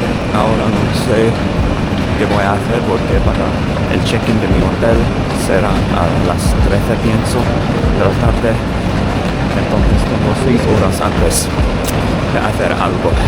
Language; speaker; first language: Spanish; non-native, learner; English